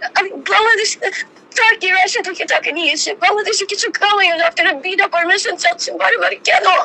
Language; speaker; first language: Bangla; non-native, fluent; Russian